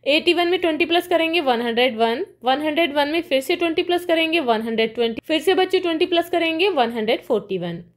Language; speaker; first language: Hindi; native; Hindi